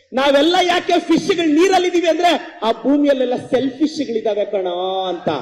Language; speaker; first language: Kannada; native; Kannada